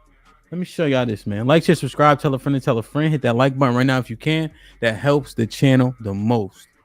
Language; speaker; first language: English; native; English